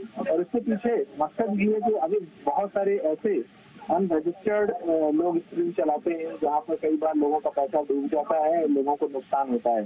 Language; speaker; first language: Hindi; native; Hindi